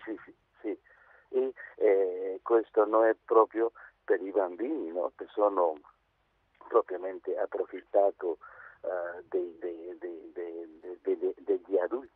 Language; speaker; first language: Italian; non-native, fluent; Spanish